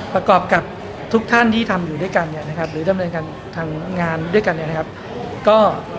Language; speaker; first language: Thai; native; Thai